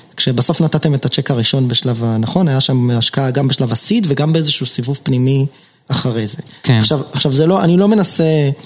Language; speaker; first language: Hebrew; native; Hebrew